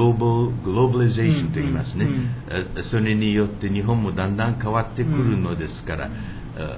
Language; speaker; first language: Japanese; early bilingual, heritage; English